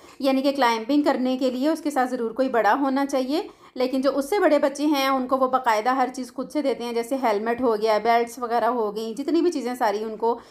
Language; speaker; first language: Urdu; non-native, local second language; Punjabi